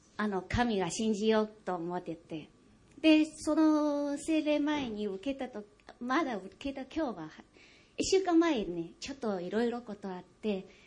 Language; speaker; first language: Japanese; non-native, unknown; Chinese